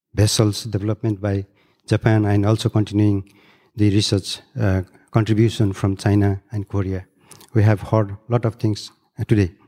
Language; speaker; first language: English; non-native, local second language; Nepali